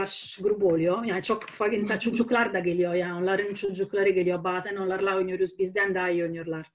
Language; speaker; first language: Turkish; non-native, fluent; Italian